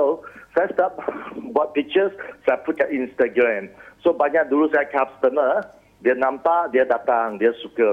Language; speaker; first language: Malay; non-native, local second language; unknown